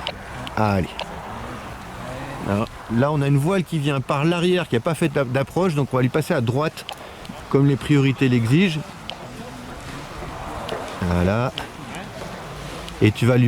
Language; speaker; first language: French; native; French